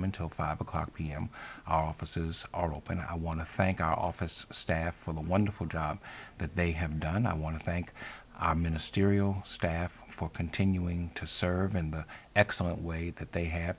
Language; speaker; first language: English; native; English